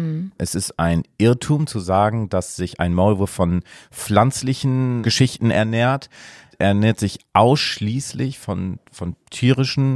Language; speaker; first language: German; native; German